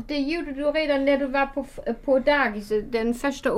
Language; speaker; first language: Swedish; non-native, fluent; German